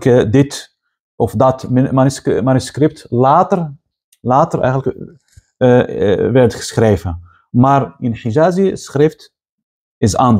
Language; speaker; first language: Dutch; non-native, fluent; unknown